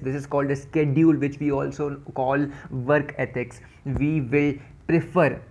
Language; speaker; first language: English; non-native, local second language; Hindi